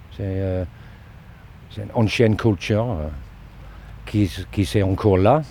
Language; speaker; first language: French; non-native, learner; English